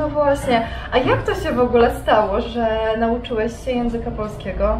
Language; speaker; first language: Polish; native; Polish